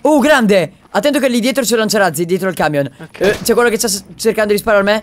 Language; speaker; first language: Italian; native; Italian